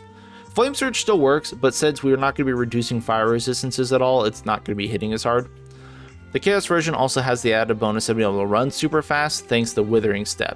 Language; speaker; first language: English; native; English